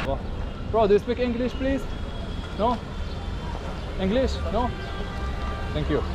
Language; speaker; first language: English; non-native, learner; Arabic